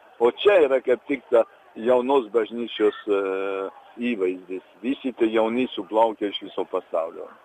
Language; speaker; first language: Lithuanian; early bilingual, heritage; Lithuanian